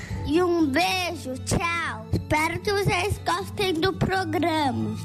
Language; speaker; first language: Portuguese; early bilingual, heritage; Portuguese